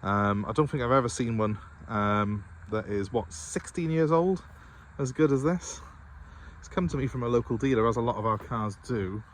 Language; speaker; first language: English; native; English